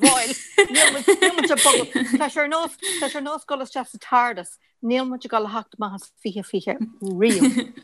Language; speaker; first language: Irish; non-native, local second language; English